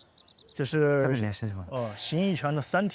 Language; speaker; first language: Chinese; native; Chinese